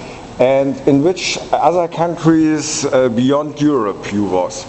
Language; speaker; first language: English; non-native, learner; German